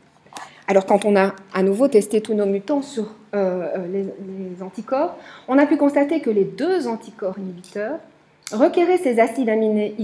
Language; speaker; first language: French; native; French